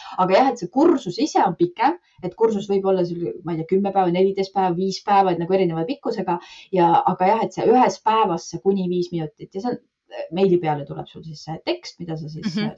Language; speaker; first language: Estonian; non-native, local second language; Russian